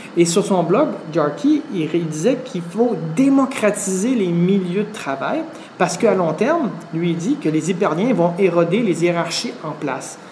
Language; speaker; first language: French; native; French